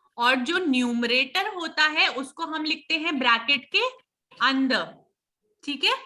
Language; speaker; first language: Hindi; native; Hindi